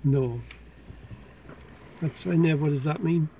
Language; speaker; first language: English; native; English